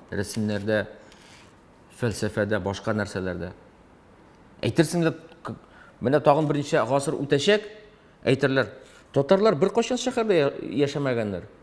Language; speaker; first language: Tatar; non-native, local second language; Russian